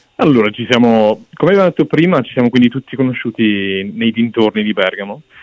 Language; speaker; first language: Italian; early bilingual, other home language; English